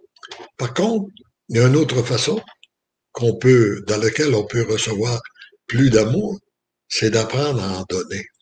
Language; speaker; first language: French; native; French